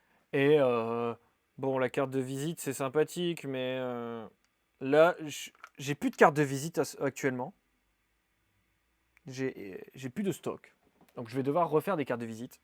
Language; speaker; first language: French; native; French